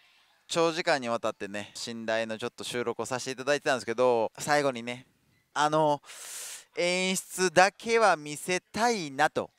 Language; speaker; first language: Japanese; native; Japanese